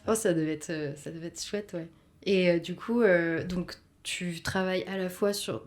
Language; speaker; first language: French; native; French